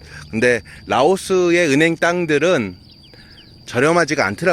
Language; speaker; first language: Korean; native; Korean